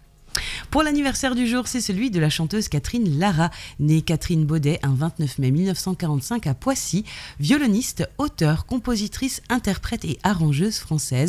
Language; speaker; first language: French; native; French